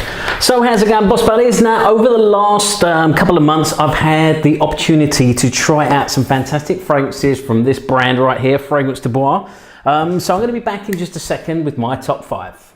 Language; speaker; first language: English; native; English